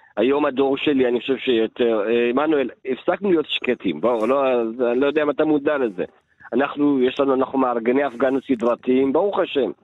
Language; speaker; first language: Hebrew; early bilingual, other home language; Amharic